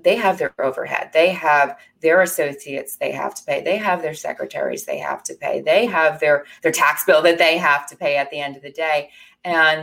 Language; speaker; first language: English; native; English